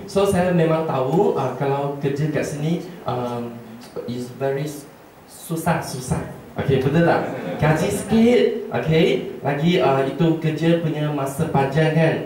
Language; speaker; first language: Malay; non-native, local second language; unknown